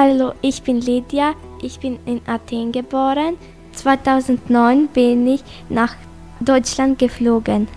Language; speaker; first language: German; non-native, learner; Greek